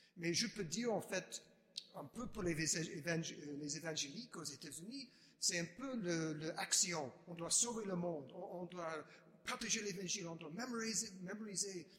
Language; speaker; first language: French; non-native, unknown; English